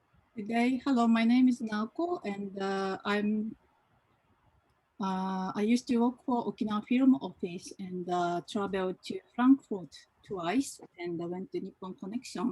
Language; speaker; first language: English; non-native, fluent; Japanese